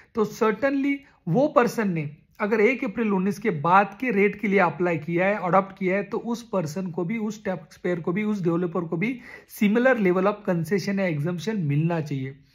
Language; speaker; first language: Hindi; non-native, local second language; Marathi